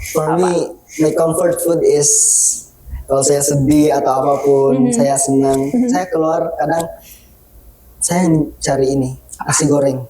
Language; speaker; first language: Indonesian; non-native, fluent; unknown